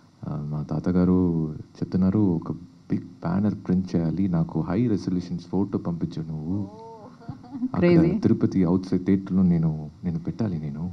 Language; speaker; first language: Telugu; non-native, local second language; Tamil